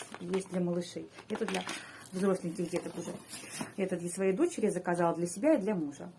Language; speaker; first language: Russian; native; Russian